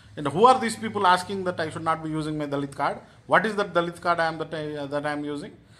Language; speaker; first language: English; non-native, local second language; Telugu